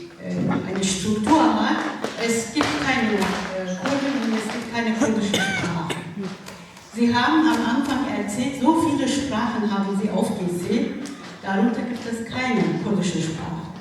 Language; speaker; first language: German; non-native, fluent; Kurdish